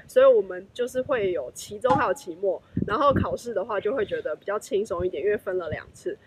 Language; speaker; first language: Chinese; native; Chinese